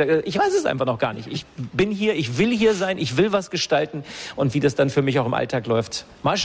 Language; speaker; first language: German; native; German